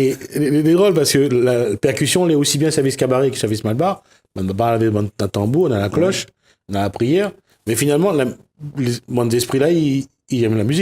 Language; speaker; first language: French; non-native, local second language; Réunion Creole French